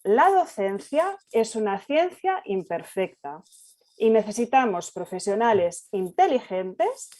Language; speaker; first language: Spanish; non-native, local second language; Catalan